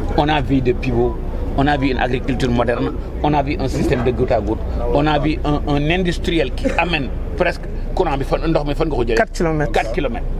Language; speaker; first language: French; non-native, local second language; Wolof